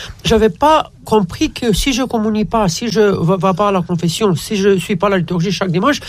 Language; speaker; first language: French; non-native, fluent; Romanian